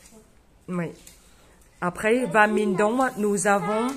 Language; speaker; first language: French; non-native, fluent; Vietnamese